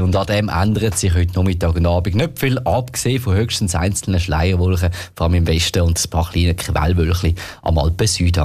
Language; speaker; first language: German; native; German